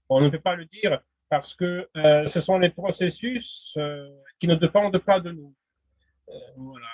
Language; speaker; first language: French; non-native, fluent; Russian